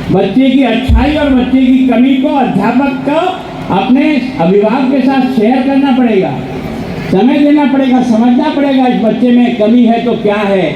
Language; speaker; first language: Hindi; native; Hindi